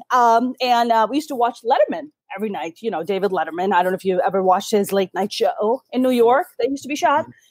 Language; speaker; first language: English; early bilingual, other home language; Urdu